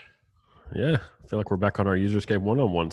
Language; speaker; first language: English; native; English